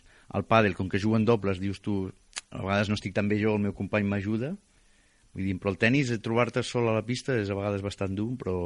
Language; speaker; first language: Catalan; native; Catalan